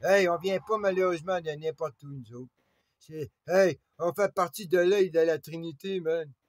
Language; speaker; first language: French; native; French